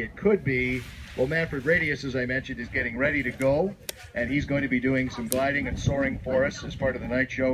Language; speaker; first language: English; native; English